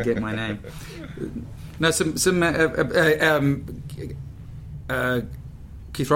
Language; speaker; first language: English; native; English